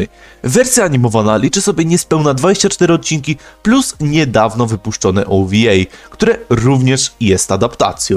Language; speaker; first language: Polish; native; Polish